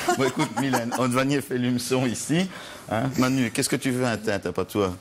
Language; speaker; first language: French; native; French